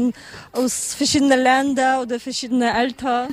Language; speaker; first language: German; non-native, learner; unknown